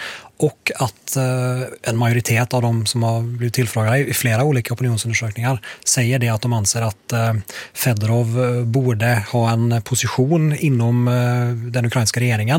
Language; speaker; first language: Swedish; native; Swedish